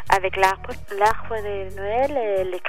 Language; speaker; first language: French; non-native, fluent; Spanish